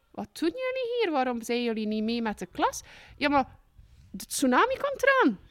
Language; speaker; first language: Dutch; native; Dutch